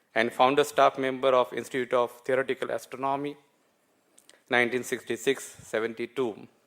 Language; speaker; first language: English; non-native, local second language; Marathi